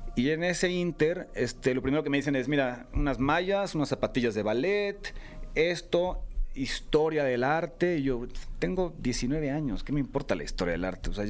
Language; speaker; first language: Spanish; native; Spanish